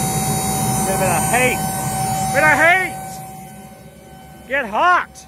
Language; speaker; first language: English; native; English